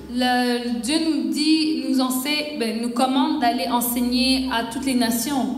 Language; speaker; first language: French; native; French